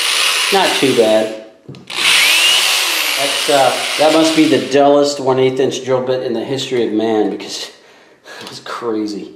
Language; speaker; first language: English; native; English